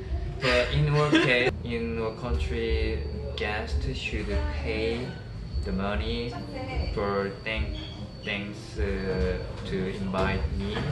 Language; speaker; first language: English; non-native, learner; Korean